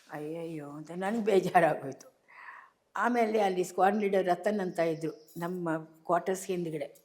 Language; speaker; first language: Kannada; non-native, local second language; Tamil